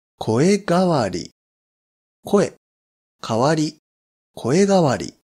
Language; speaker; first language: Japanese; native; Japanese